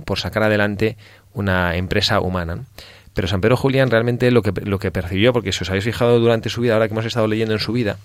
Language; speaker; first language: Spanish; native; Spanish